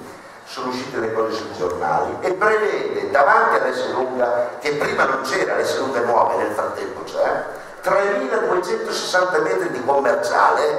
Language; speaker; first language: Italian; native; Italian